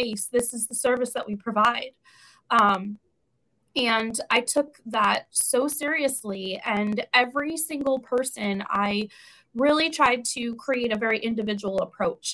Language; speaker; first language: English; native; English